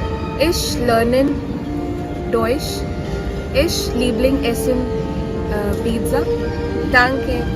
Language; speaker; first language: German; non-native, learner; Hindi